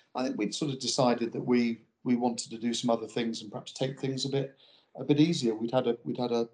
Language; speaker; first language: English; native; English